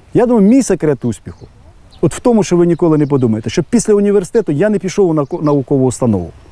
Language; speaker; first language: Ukrainian; native; Ukrainian